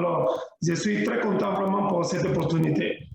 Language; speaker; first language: French; non-native, learner; Spanish